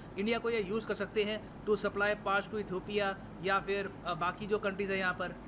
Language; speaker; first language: Hindi; native; Hindi